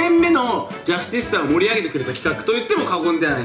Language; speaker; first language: Japanese; native; Japanese